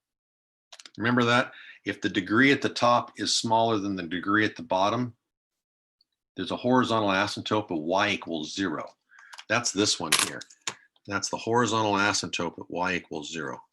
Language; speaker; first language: English; native; English